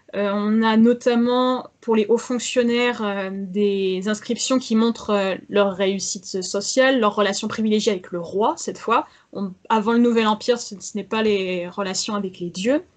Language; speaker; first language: French; native; French